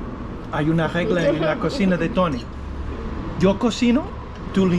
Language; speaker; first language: Spanish; non-native, learner; English